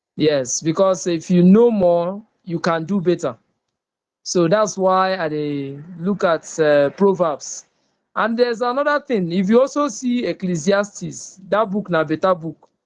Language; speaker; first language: Nigerian Pidgin; non-native, local second language; Igbo